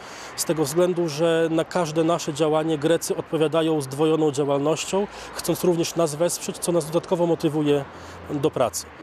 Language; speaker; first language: Polish; native; Polish